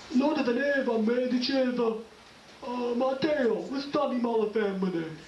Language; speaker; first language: Italian; early bilingual, other home language; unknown